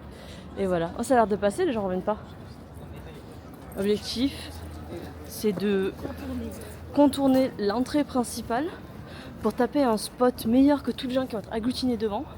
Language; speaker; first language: French; native; French